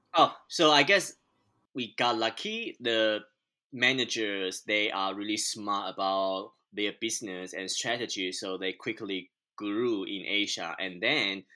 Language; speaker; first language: English; non-native, fluent; Chinese